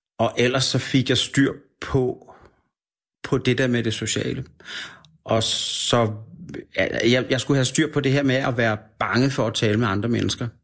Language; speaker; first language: Danish; native; Danish